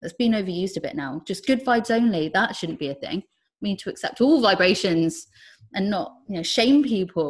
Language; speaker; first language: English; native; English